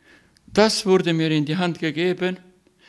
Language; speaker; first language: German; non-native, learner; Russian